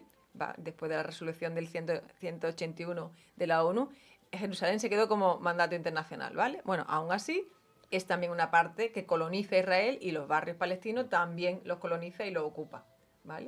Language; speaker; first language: Spanish; native; Spanish